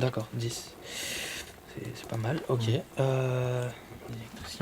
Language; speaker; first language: French; native; French